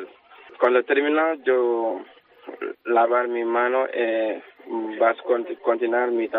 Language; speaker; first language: Spanish; non-native, learner; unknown